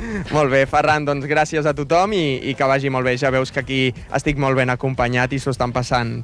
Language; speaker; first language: Catalan; native; Catalan